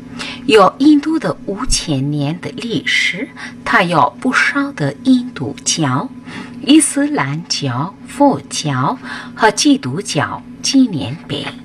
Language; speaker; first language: Chinese; non-native, learner; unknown